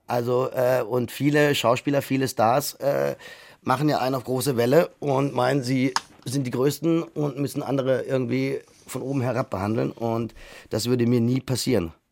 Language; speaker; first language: German; native; German